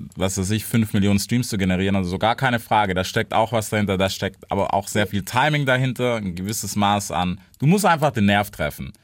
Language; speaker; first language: German; non-native, fluent; English